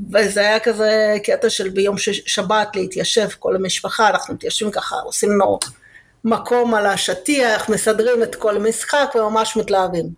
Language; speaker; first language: Hebrew; early bilingual, other home language; Russian